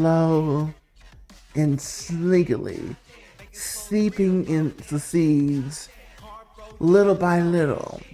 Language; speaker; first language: English; native; English